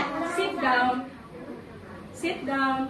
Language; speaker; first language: English; non-native, fluent; Filipino